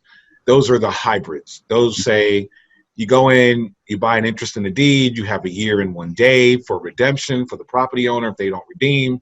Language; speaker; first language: English; native; English